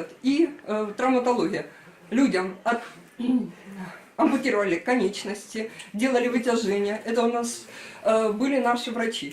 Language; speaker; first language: Russian; native; Russian